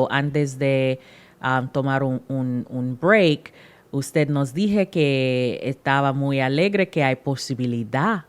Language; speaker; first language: Spanish; non-native, learner; English